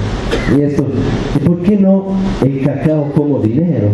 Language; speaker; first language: Spanish; non-native, fluent; Italian